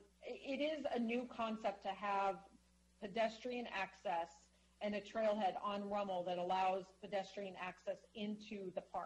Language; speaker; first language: English; native; English